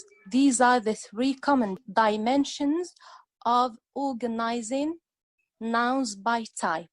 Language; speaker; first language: English; non-native, fluent; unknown